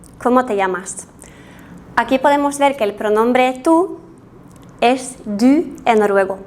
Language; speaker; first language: Spanish; non-native, fluent; Norwegian